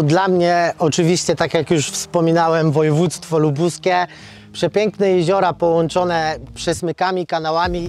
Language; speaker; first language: Polish; native; Polish